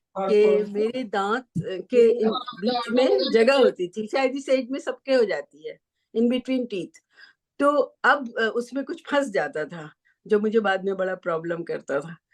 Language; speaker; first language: Hindi; native; Hindi